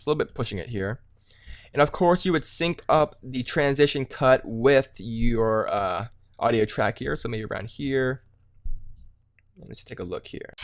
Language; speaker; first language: English; native; English